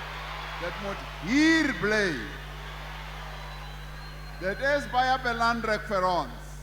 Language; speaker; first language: Afrikaans; non-native, local second language; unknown